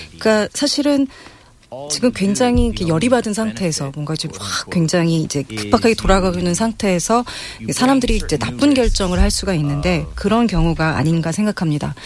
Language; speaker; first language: Korean; non-native, fluent; English